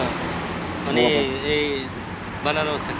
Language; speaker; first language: Hindi; non-native, learner; Bangla